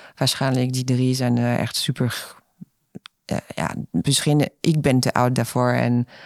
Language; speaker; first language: Dutch; non-native, fluent; French